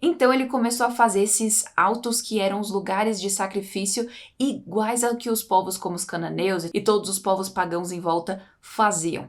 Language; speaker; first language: Portuguese; native; Portuguese